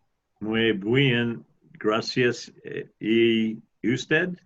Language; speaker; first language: Spanish; non-native, learner; English